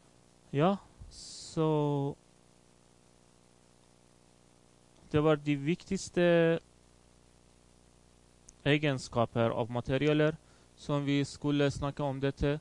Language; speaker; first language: Norwegian; non-native, learner; Persian